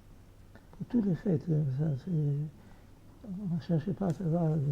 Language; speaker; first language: French; non-native, fluent; Yiddish